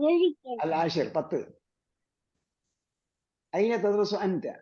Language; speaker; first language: Arabic; non-native, fluent; Malayalam